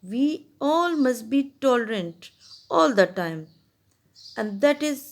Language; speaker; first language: English; non-native, local second language; Urdu